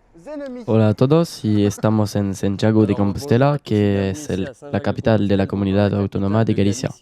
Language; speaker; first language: Spanish; non-native, learner; French